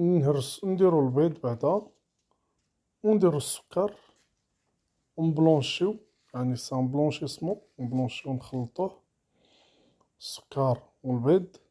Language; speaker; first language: Arabic; native; Arabic